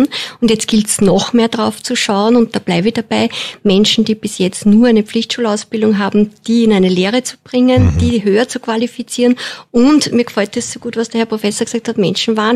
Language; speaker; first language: German; native; German